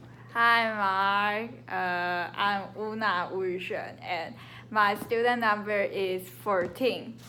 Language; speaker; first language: English; non-native, learner; Chinese